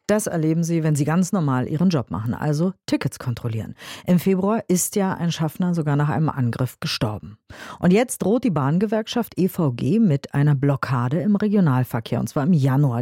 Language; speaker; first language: German; native; German